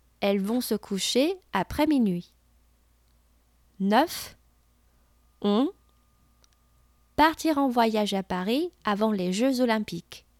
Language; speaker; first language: French; non-native, fluent; Chinese